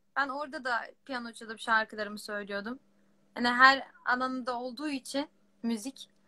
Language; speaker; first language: Turkish; non-native, fluent; German